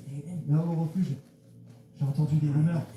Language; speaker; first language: French; native; French